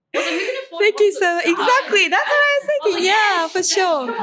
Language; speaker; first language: English; non-native, fluent; Japanese